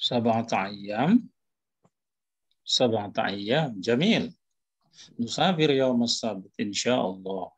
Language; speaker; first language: Arabic; non-native, learner; Indonesian